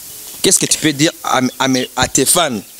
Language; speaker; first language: French; non-native, local second language; Rundi